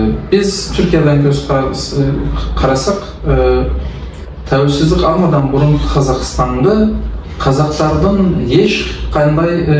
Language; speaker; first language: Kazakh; non-native, learner; Turkish